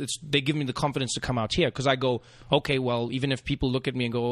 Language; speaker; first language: English; native; English